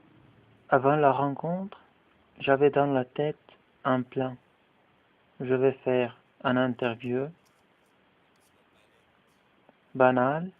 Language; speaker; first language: French; non-native, fluent; Arabic